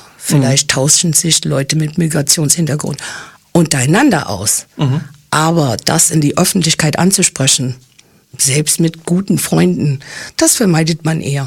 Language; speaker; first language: German; early bilingual, other home language; English